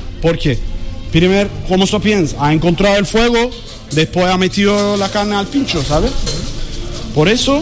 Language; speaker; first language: Spanish; non-native, learner; Turkish